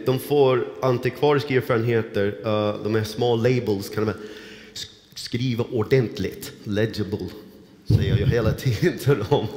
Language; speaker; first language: Swedish; non-native, fluent; English